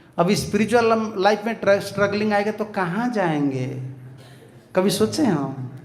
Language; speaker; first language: Hindi; non-native, local second language; Bangla